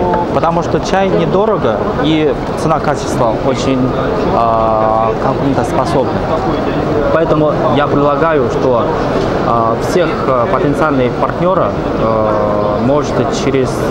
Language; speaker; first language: Russian; non-native, learner; Chinese